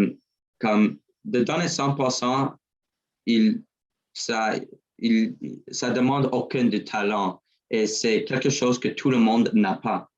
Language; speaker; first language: French; non-native, learner; English